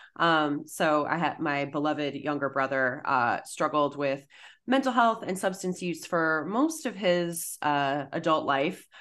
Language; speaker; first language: English; native; English